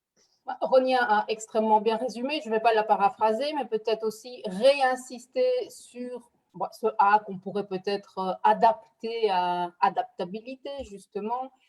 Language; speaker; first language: French; native; French